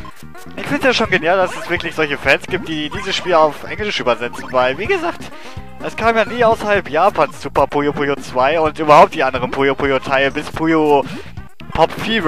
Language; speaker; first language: German; native; German